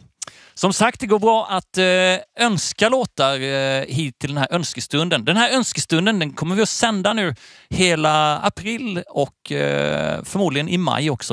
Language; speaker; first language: Swedish; native; Swedish